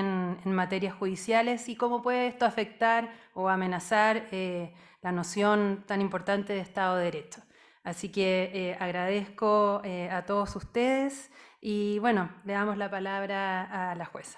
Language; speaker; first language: Spanish; native; Spanish